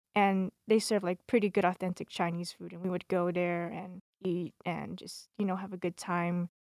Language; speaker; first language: English; native; English